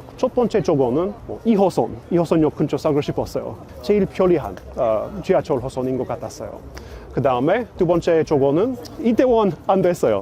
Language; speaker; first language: Korean; non-native, fluent; English